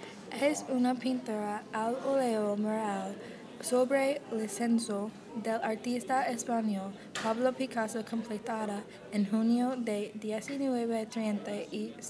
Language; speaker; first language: Spanish; non-native, learner; English